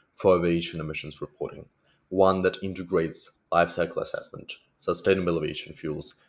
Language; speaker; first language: English; non-native, fluent; Russian